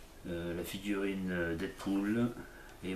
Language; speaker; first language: French; native; French